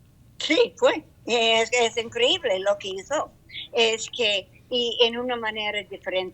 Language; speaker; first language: Spanish; non-native, learner; English